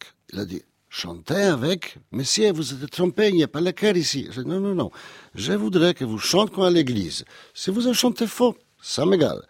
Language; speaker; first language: French; non-native, learner; Polish